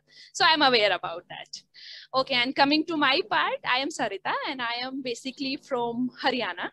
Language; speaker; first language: English; non-native, learner; Hindi